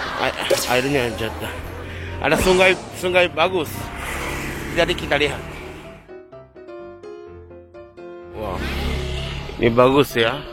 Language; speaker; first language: Indonesian; non-native, learner; Japanese